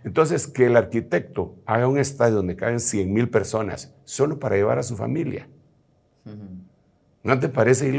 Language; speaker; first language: Spanish; native; Spanish